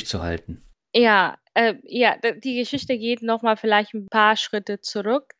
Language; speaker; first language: German; non-native, fluent; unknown